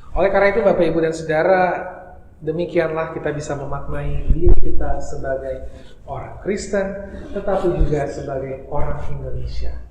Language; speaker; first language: Indonesian; native; Indonesian